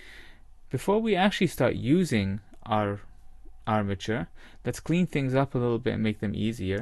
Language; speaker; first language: English; native; English